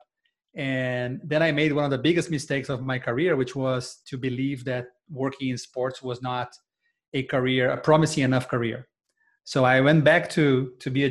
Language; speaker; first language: English; non-native, fluent; Portuguese